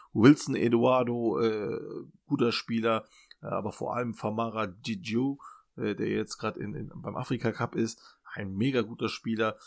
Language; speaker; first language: German; early bilingual, other home language; Turkish